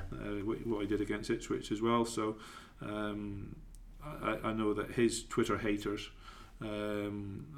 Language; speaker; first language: English; native; English